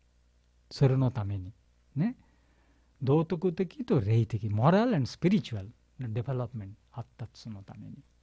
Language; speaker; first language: Japanese; non-native, learner; Bangla